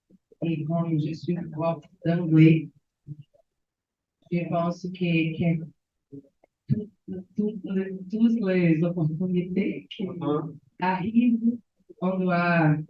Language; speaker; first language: French; non-native, learner; Portuguese